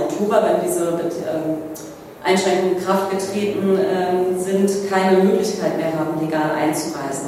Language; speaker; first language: German; native; German